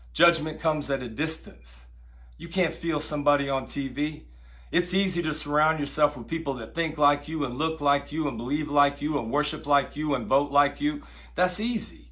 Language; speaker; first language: English; native; English